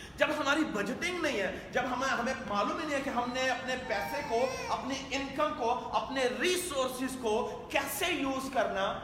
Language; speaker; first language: Urdu; non-native, local second language; Punjabi